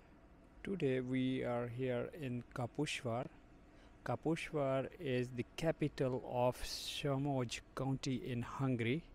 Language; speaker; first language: English; non-native, fluent; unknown